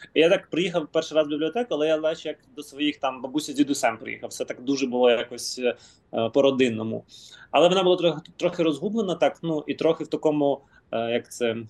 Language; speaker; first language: Ukrainian; non-native, local second language; Russian